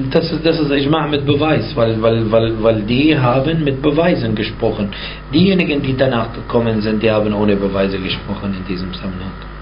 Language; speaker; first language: German; non-native, fluent; Arabic